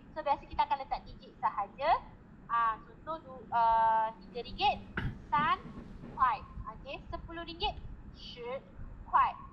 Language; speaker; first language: Malay; non-native, local second language; Chinese